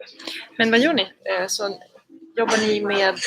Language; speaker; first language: Swedish; non-native, learner; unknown